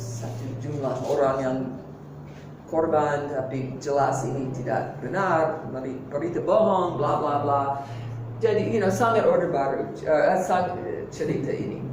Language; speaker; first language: Indonesian; non-native, fluent; English